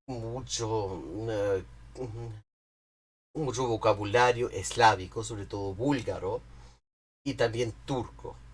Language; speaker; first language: Spanish; non-native, fluent; English